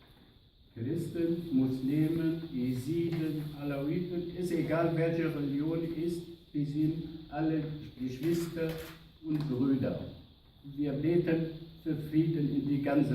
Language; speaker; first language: German; non-native, learner; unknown